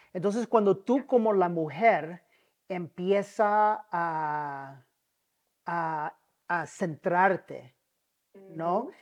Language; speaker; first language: Spanish; early bilingual, heritage; Spanish